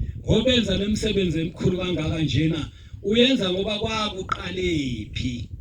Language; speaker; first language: Zulu; native; Zulu